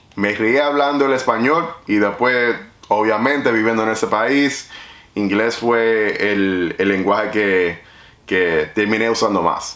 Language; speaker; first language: Spanish; native; Spanish